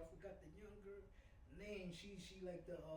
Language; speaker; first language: English; native; English